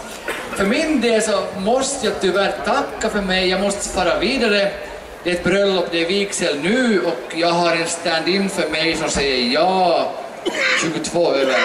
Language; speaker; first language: Swedish; native; Swedish